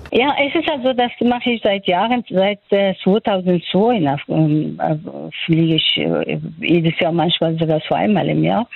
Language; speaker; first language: German; non-native, fluent; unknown